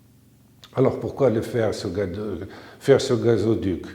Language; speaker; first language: French; non-native, local second language; Arabic